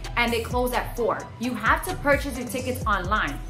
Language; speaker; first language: English; early bilingual, other home language; Spanish